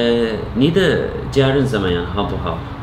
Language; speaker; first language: Chinese; non-native, fluent; Turkish